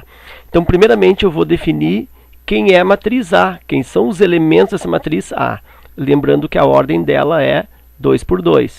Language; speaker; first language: Portuguese; native; Portuguese